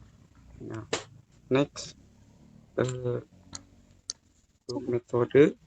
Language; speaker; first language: English; non-native, learner; Indonesian